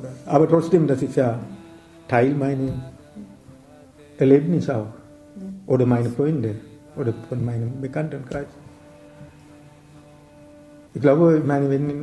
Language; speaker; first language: German; non-native, learner; Sinhala